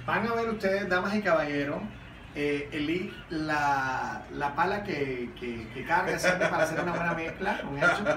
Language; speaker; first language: Spanish; native; Spanish